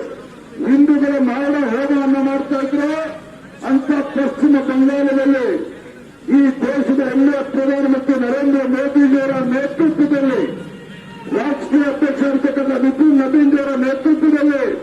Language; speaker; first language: Kannada; native; Kannada